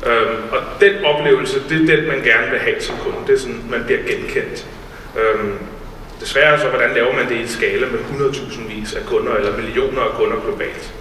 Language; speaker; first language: Danish; native; Danish